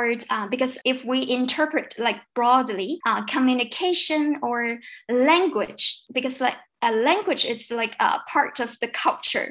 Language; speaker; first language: English; non-native, fluent; Cantonese